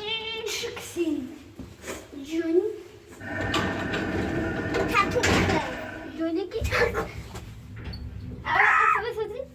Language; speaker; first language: Russian; early bilingual, other home language; Tajik